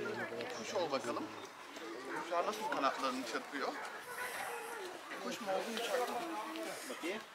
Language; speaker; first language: Turkish; native; Turkish